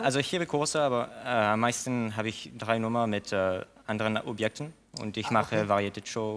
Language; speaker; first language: German; non-native, local second language; French